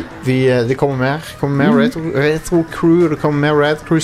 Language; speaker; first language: Norwegian; native; Norwegian